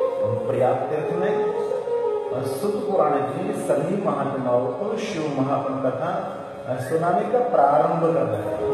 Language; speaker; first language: Hindi; non-native, local second language; Gujarati